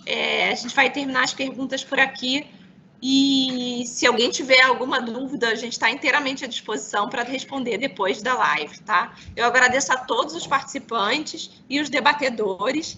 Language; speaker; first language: Portuguese; native; Portuguese